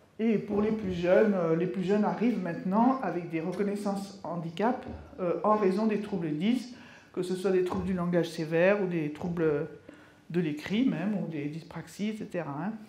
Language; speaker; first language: French; native; French